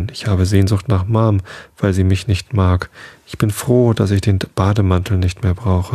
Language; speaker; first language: German; native; German